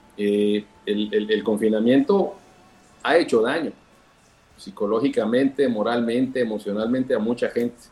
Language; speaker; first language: Spanish; native; Spanish